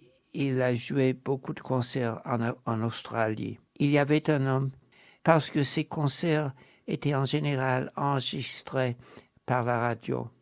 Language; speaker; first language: French; non-native, fluent; English